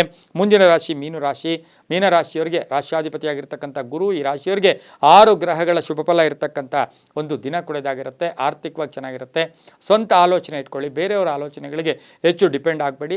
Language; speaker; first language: Kannada; native; Kannada